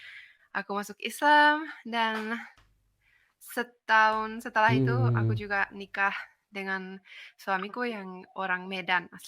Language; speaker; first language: Indonesian; non-native, fluent; Finnish